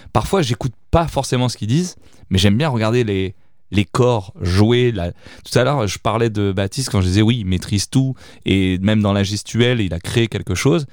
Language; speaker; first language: French; early bilingual, other home language; Italian